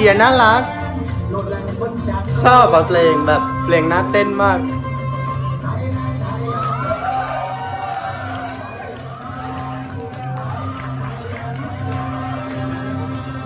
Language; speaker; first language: Thai; non-native, fluent; Vietnamese